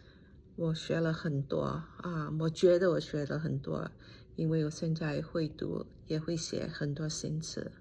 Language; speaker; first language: Chinese; non-native, fluent; English